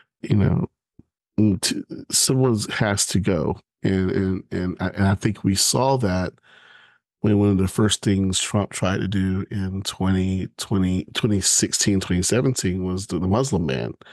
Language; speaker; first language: English; native; English